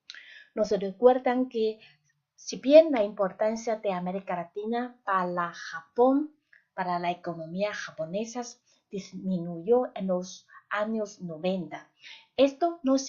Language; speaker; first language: Spanish; non-native, fluent; Chinese